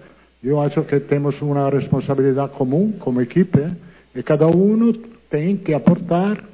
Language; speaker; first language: Portuguese; non-native, learner; Italian